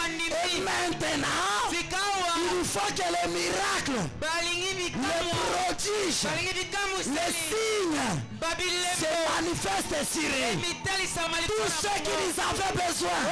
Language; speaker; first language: French; non-native, local second language; Lingala